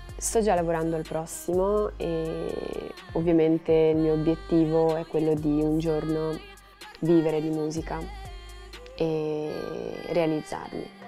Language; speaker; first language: Italian; native; Italian